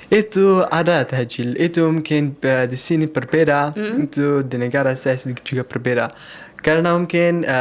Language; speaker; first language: Indonesian; non-native, learner; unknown